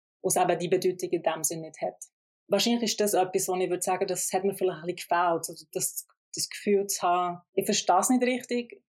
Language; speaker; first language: German; early bilingual, other home language; Albanian